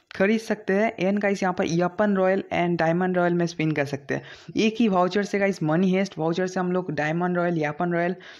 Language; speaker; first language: Hindi; non-native, local second language; Bangla